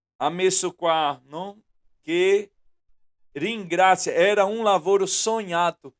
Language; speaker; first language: Italian; non-native, fluent; Portuguese